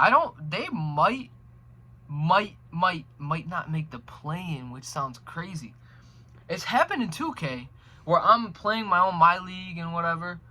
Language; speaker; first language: English; native; English